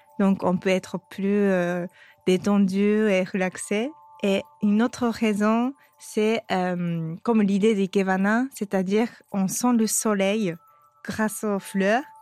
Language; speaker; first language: French; non-native, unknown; Japanese